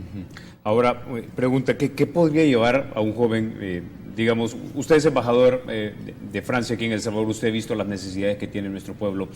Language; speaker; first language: Spanish; native; Spanish